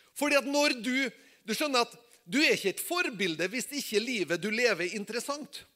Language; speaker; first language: Norwegian; native; Norwegian